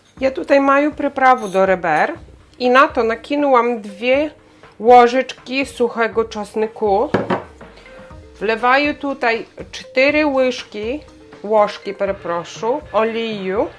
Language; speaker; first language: Polish; non-native, learner; Ukrainian